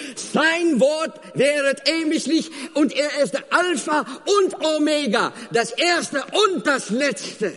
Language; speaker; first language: German; non-native, fluent; Afrikaans